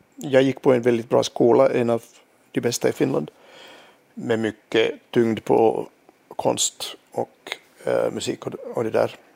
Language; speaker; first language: Swedish; non-native, local second language; Finnish